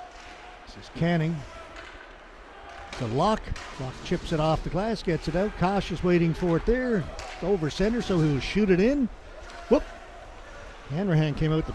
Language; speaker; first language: English; native; English